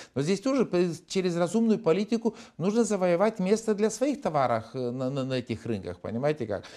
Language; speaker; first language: Russian; non-native, local second language; Romanian